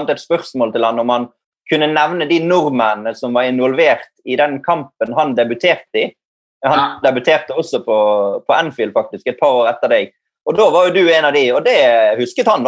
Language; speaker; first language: Norwegian; native; Norwegian